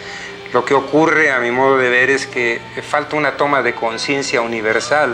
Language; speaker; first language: Spanish; native; Spanish